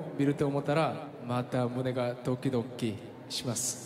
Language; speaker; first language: Japanese; non-native, learner; Korean